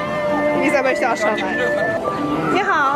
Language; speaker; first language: German; native; German